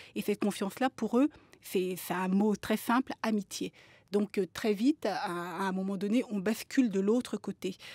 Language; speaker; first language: French; native; French